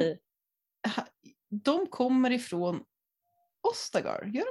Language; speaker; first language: Swedish; native; Swedish